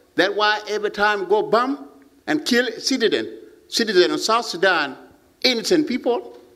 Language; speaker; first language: English; non-native, learner; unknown